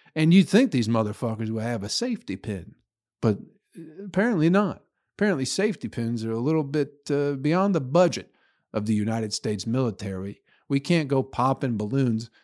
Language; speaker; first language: English; native; English